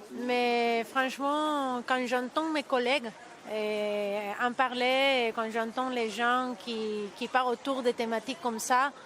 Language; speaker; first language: French; non-native, fluent; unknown